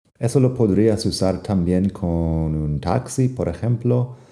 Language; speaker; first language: Spanish; non-native, fluent; English